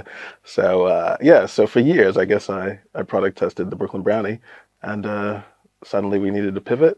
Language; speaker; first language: English; native; English